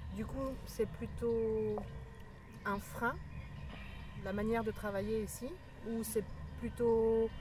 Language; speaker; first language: French; native; French